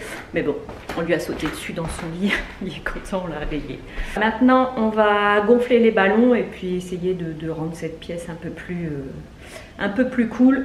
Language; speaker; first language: French; native; French